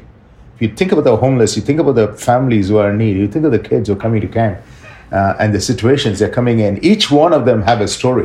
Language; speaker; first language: English; non-native, local second language; Tamil